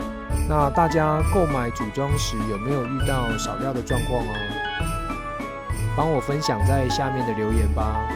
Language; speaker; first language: Chinese; native; Chinese